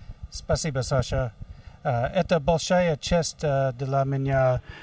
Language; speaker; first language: Russian; non-native, learner; English